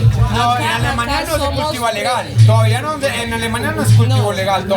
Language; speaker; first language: Spanish; native; Spanish